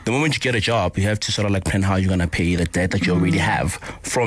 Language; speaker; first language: English; non-native, local second language; Northern Sotho